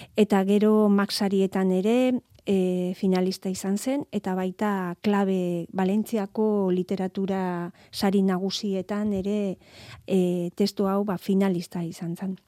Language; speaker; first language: Basque; native; Basque